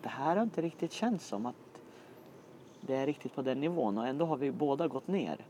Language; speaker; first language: Swedish; native; Swedish